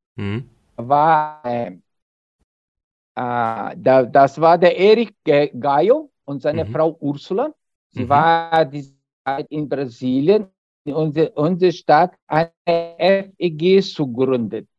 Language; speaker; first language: German; non-native, learner; Portuguese